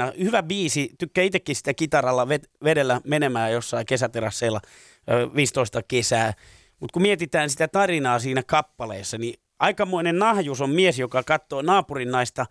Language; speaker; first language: Finnish; native; Finnish